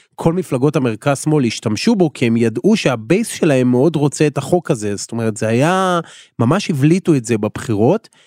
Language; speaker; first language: Hebrew; native; Hebrew